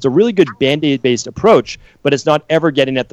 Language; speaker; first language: English; native; English